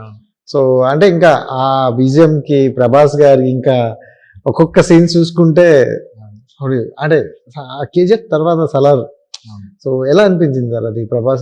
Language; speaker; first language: Telugu; native; Telugu